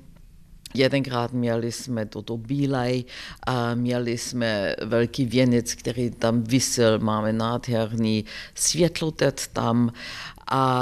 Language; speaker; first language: Czech; non-native, fluent; German